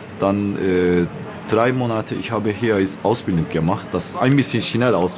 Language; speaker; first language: German; non-native, learner; Turkish